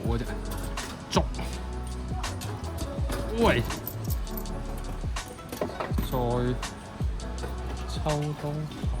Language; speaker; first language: Chinese; native; Chinese